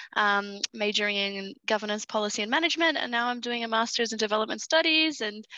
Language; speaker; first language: English; early bilingual, other home language; Portuguese